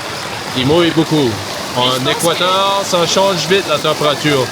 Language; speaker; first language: French; native; French